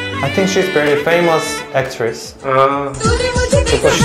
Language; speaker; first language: English; non-native, learner; Korean